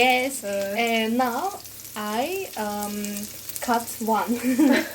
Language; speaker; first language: English; non-native, learner; Turkish